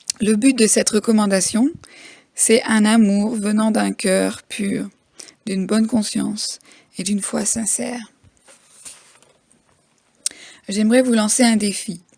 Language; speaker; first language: French; native; French